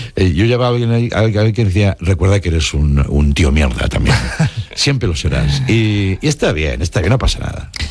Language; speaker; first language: Spanish; non-native, local second language; Catalan